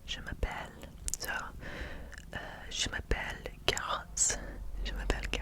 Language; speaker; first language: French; non-native, learner; English